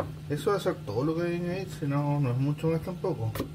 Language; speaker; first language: Spanish; native; Spanish